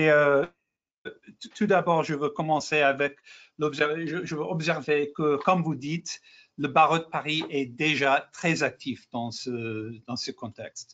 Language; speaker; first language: French; non-native, fluent; English